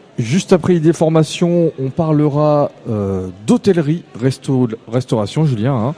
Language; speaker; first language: French; native; French